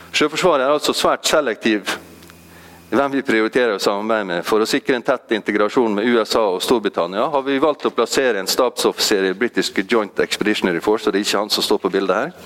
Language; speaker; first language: Norwegian; native; Norwegian